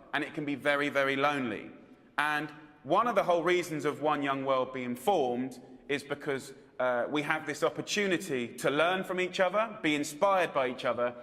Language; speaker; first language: English; native; English